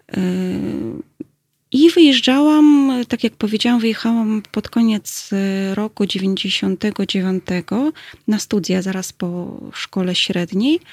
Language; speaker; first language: Polish; early bilingual, heritage; Russian